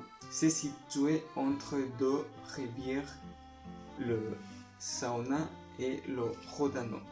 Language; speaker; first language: French; non-native, learner; Spanish